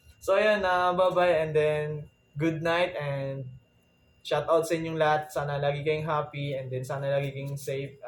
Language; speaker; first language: Filipino; non-native, local second language; Cebuano